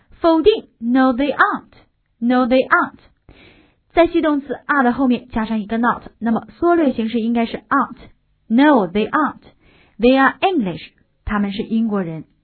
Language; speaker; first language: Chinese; native; Chinese